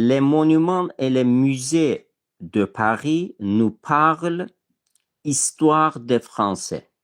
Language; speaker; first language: French; non-native, fluent; Azerbaijani